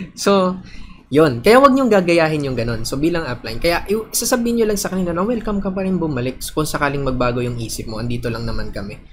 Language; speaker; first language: Filipino; native; Filipino